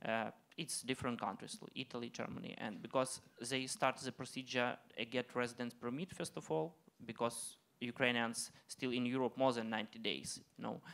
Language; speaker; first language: English; non-native, learner; Ukrainian